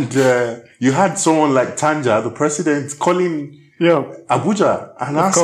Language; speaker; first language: English; non-native, local second language; Yoruba